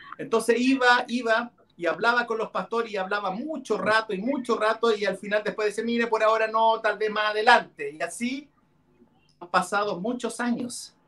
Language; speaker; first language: Spanish; non-native, local second language; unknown